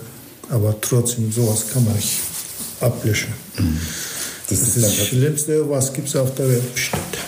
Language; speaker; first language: German; non-native, learner; Turkish